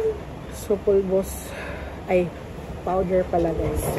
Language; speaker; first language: Filipino; non-native, local second language; Hiligaynon